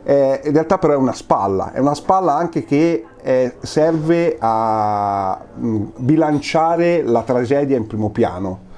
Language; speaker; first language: Italian; native; Italian